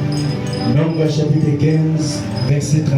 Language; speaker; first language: French; non-native, local second language; Lingala